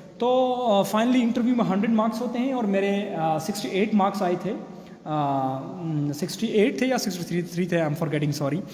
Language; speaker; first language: Urdu; non-native, local second language; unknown